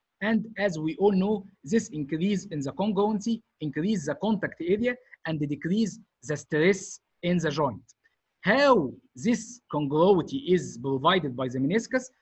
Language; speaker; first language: English; non-native, fluent; Arabic